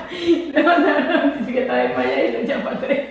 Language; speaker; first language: Spanish; native; Spanish